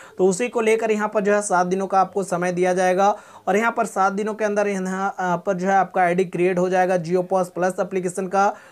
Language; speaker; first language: Hindi; native; Hindi